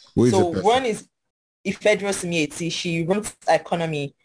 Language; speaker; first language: English; non-native, local second language; Yoruba